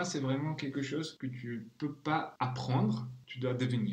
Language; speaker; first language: French; non-native, fluent; Czech